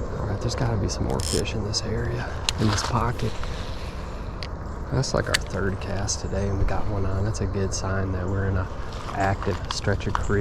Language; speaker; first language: English; native; English